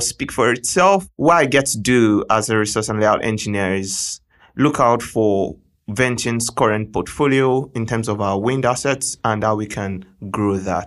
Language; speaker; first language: English; non-native, local second language; Yoruba